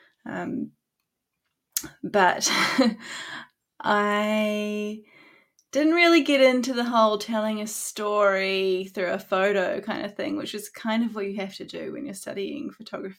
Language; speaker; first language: English; native; English